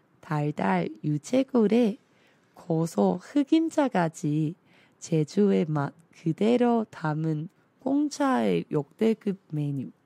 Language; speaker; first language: Korean; non-native, fluent; Chinese